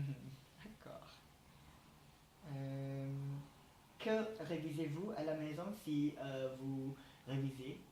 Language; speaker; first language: French; non-native, learner; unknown